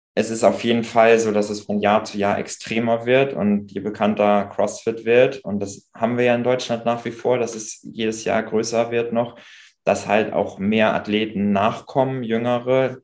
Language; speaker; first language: German; native; German